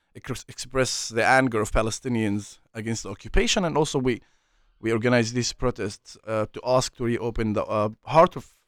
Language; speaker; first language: English; non-native, fluent; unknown